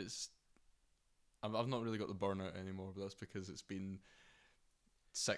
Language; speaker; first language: English; native; English